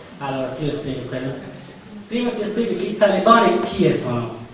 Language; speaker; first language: Italian; non-native, learner; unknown